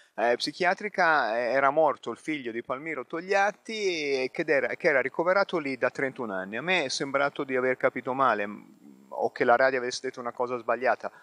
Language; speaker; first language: Italian; native; Italian